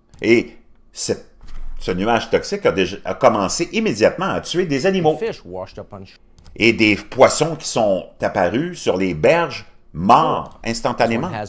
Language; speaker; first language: French; native; French